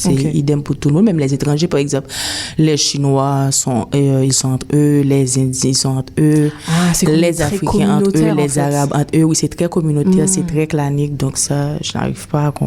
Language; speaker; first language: French; non-native, local second language; Haitian Creole